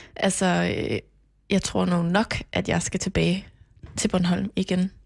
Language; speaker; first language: Danish; native; Danish